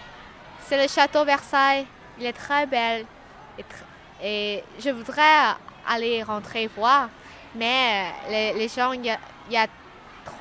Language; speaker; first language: French; non-native, learner; Lao